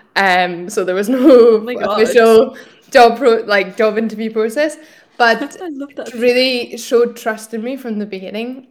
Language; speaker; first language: English; native; English